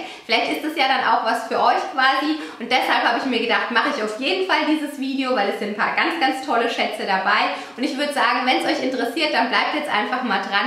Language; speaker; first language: German; native; German